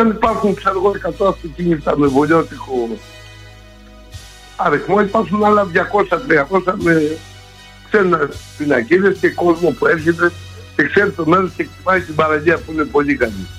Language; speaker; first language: Greek; native; Greek